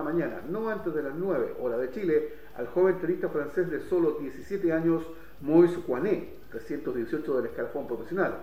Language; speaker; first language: Spanish; native; Spanish